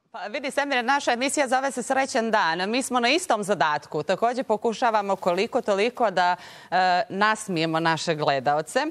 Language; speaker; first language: Serbian; native; Serbian